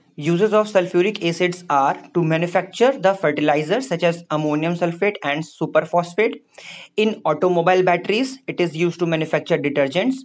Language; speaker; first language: English; non-native, local second language; Hindi